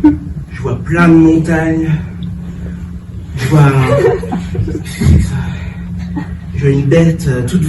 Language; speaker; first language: French; native; French